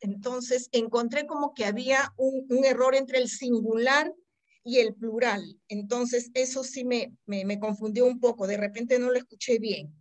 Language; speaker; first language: Spanish; native; Spanish